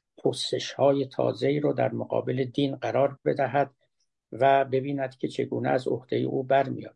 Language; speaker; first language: Persian; native; Persian